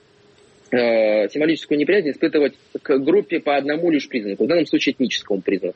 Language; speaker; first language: Russian; native; Russian